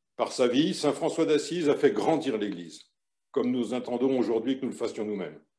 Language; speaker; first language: French; native; French